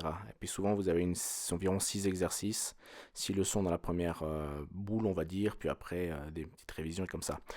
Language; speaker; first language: French; native; French